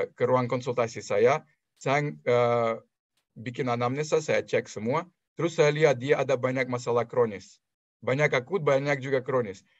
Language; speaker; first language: Indonesian; non-native, fluent; Russian